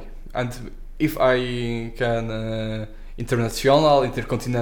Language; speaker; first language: English; non-native, learner; Polish